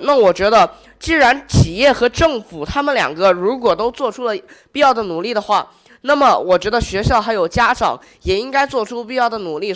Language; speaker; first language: Chinese; native; Chinese